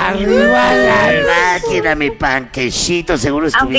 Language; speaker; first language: Spanish; native; Spanish